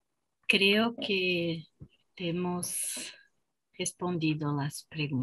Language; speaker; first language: Spanish; non-native, fluent; Portuguese